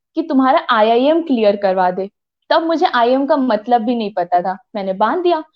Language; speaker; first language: Hindi; native; Hindi